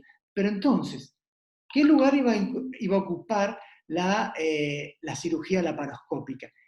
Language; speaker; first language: Spanish; native; Spanish